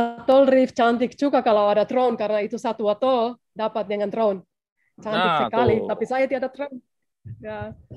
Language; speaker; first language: Indonesian; non-native, learner; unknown